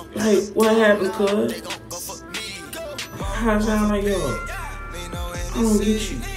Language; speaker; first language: English; native; English